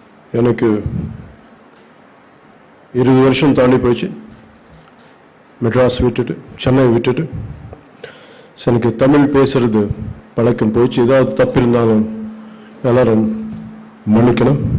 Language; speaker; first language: Tamil; non-native, local second language; Telugu